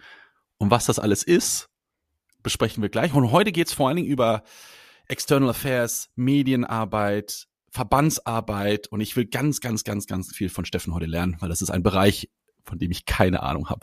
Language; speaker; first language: German; native; German